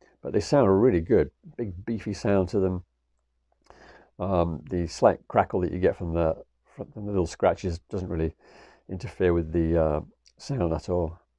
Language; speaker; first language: English; native; English